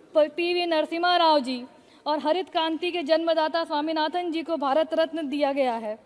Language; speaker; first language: Hindi; native; Hindi